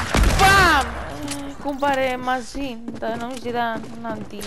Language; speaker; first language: Greek; native; Greek